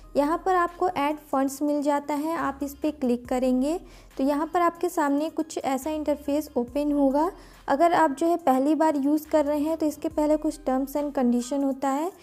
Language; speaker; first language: Hindi; native; Hindi